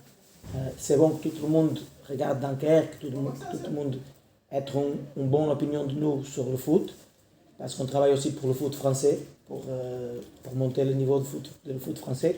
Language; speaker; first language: French; non-native, learner; Portuguese